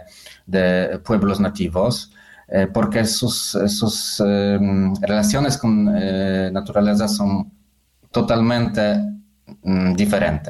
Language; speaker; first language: Spanish; non-native, learner; Polish